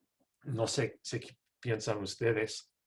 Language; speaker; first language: Spanish; non-native, learner; English